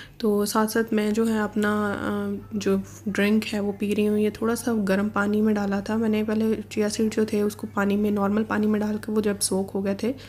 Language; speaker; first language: Hindi; native; Hindi